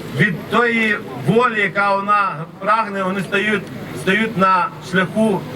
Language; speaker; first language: Ukrainian; non-native, local second language; Romanian